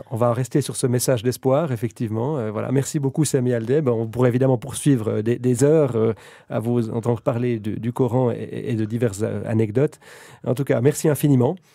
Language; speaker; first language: French; native; French